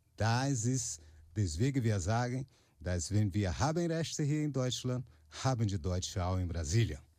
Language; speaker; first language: German; non-native, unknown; Portuguese